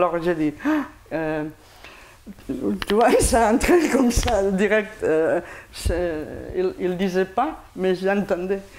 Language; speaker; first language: French; non-native, fluent; Spanish